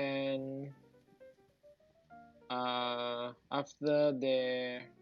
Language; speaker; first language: English; non-native, learner; Thai